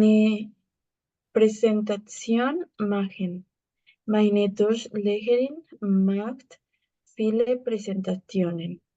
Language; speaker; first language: German; non-native, learner; Spanish